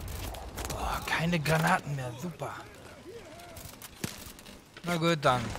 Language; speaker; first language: German; native; German